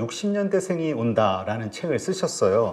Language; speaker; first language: Korean; native; Korean